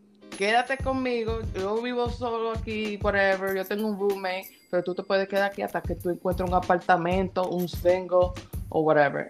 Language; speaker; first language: Spanish; early bilingual, heritage; Spanish